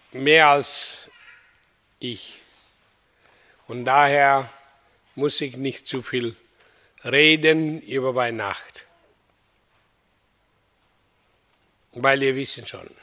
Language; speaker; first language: German; non-native, learner; Hindi